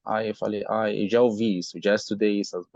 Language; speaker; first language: Portuguese; non-native, learner; Arabic